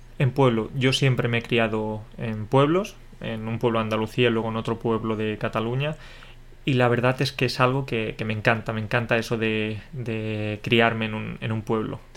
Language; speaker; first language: Spanish; native; Spanish